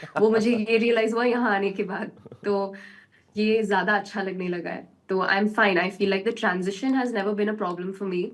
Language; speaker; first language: Hindi; early bilingual, heritage; Hindi